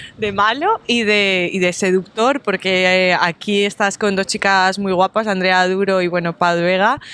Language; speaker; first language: Spanish; native; Spanish